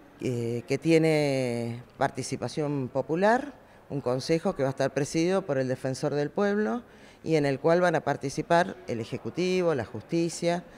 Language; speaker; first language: Spanish; native; Spanish